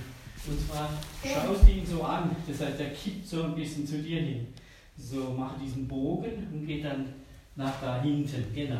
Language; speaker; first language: German; native; German